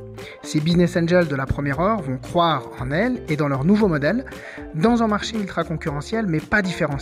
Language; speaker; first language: French; native; French